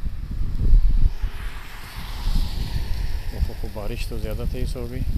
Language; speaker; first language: Urdu; non-native, local second language; Punjabi